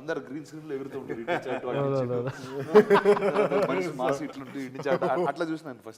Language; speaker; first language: Telugu; native; Telugu